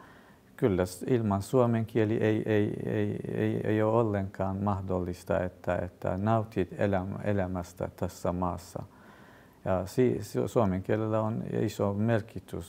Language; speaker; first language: Finnish; non-native, fluent; Kurdish